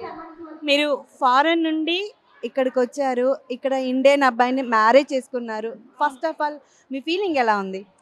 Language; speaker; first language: Telugu; native; Telugu